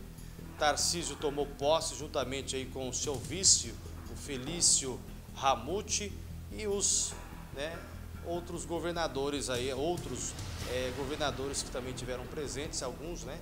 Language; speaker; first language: Portuguese; native; Portuguese